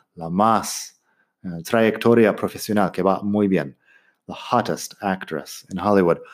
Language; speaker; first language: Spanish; non-native, fluent; English